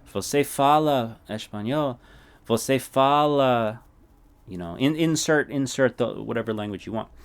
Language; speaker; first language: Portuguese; non-native, fluent; English